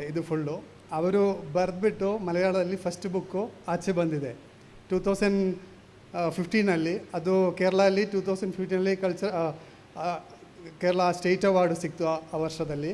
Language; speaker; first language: Kannada; non-native, learner; Malayalam